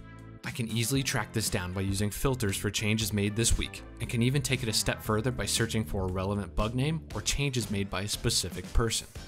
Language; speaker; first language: English; native; English